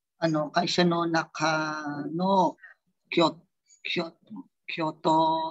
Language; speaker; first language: Japanese; non-native, learner; Filipino